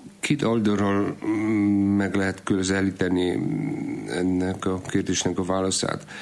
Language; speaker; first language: Hungarian; non-native, fluent; Polish